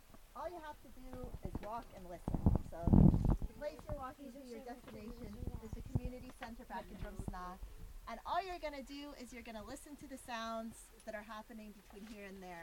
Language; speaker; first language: English; native; English